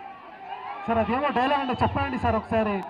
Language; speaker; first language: Telugu; non-native, learner; Kannada